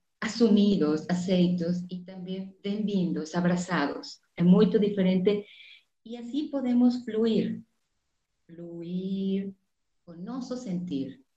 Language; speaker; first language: Spanish; non-native, fluent; Portuguese